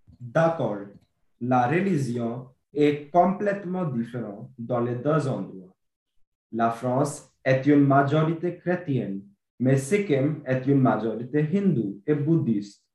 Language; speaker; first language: French; non-native, learner; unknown